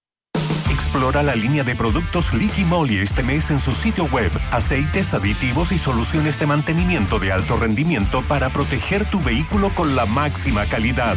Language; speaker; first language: Spanish; native; Spanish